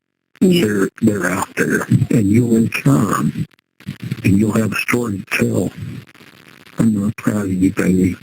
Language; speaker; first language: English; native; English